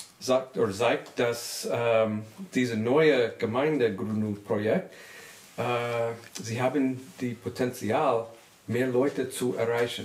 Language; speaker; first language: German; non-native, learner; English